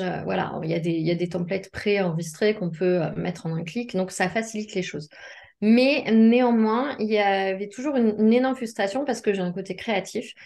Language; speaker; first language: French; native; French